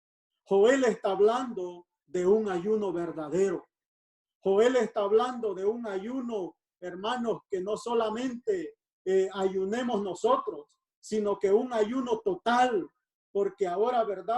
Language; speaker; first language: Spanish; native; Spanish